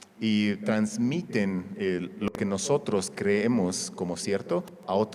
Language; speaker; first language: Spanish; native; Spanish